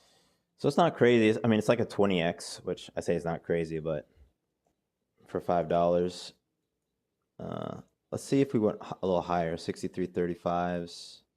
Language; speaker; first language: English; native; English